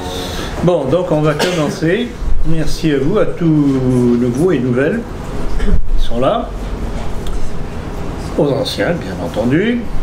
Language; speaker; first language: French; native; French